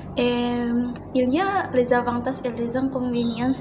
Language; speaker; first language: French; non-native, learner; Indonesian